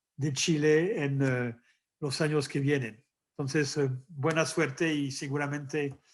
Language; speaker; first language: Spanish; non-native, fluent; French